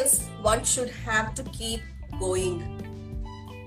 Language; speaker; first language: English; non-native, local second language; Telugu